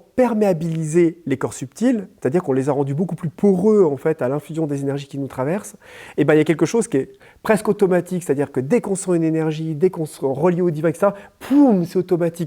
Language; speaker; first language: French; native; French